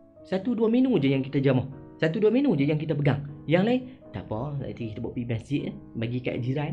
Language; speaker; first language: Malay; native; Malay